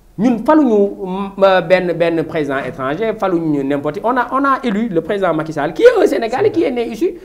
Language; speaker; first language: French; non-native, local second language; Wolof